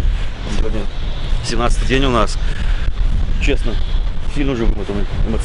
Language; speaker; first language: Russian; native; Russian